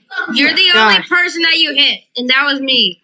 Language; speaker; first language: English; native; English